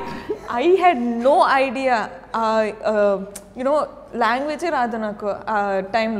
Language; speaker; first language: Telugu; non-native, learner; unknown